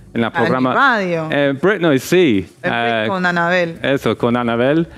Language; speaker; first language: Spanish; non-native, fluent; English